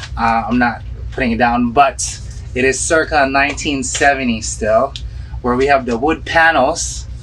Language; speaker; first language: English; early bilingual, other home language; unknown